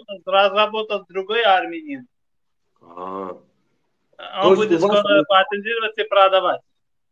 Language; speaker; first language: Russian; non-native, fluent; Armenian